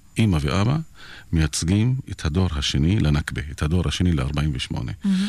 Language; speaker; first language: Hebrew; non-native, local second language; Arabic